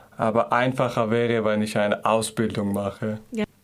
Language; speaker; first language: German; non-native, learner; Persian